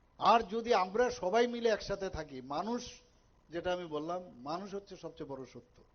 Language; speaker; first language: Bangla; native; Bangla